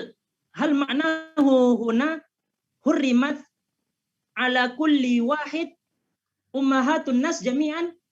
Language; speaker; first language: Arabic; non-native, learner; Indonesian